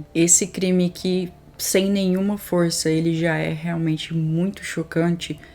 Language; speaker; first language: Portuguese; native; Portuguese